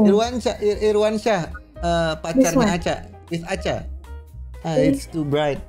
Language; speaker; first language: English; non-native, learner; Indonesian